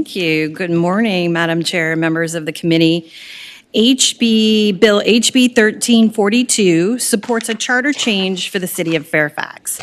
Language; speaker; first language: English; native; English